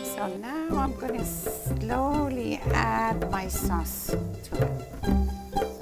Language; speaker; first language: English; non-native, learner; Persian